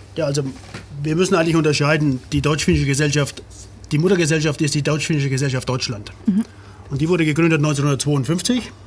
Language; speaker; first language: German; native; German